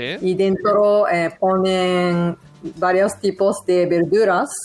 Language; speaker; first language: Spanish; non-native, learner; Japanese